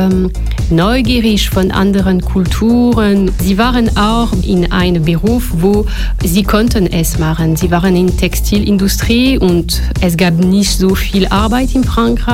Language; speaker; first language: German; non-native, learner; French